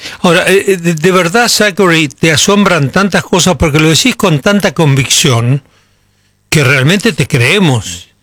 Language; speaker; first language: Spanish; native; Spanish